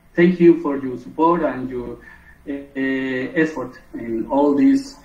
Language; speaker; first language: English; non-native, learner; Spanish